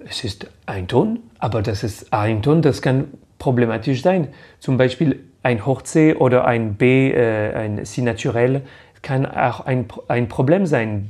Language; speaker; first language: German; non-native, fluent; French